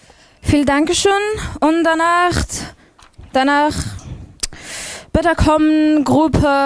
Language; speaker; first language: German; non-native, learner; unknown